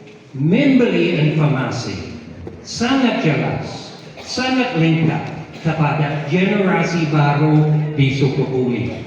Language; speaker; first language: Indonesian; non-native, fluent; English